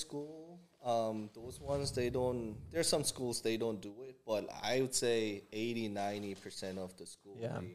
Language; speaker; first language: English; non-native, fluent; Korean